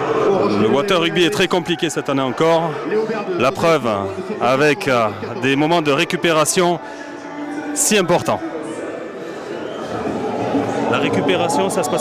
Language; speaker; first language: French; native; French